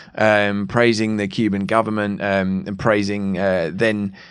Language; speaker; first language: English; native; English